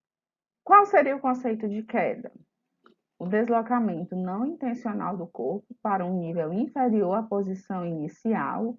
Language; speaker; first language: Portuguese; native; Portuguese